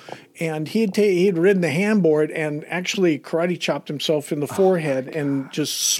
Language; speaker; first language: English; native; English